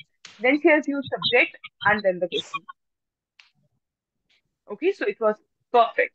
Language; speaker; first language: English; non-native, local second language; Hindi